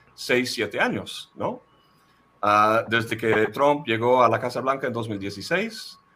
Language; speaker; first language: Spanish; non-native, fluent; English